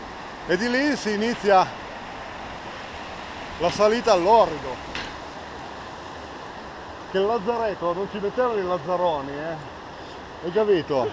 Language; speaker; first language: Italian; native; Italian